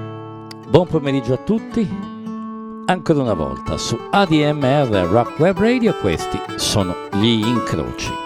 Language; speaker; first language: Italian; native; Italian